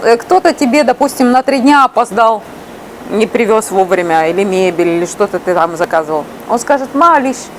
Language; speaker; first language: Russian; native; Russian